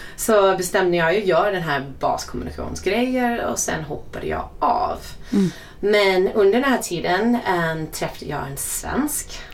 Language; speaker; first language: Swedish; non-native, fluent; English